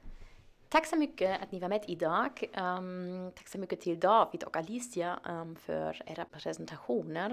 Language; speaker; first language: Swedish; non-native, fluent; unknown